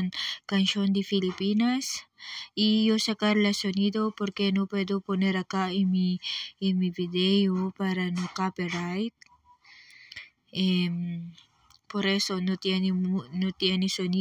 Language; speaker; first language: Spanish; non-native, learner; Filipino